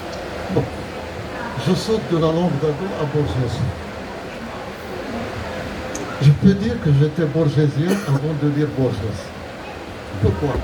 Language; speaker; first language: French; non-native, local second language; Arabic